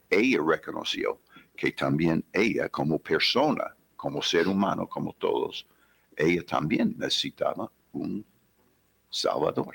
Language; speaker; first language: Spanish; non-native, fluent; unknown